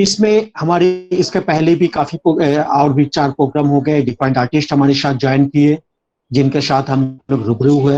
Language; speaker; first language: Hindi; native; Hindi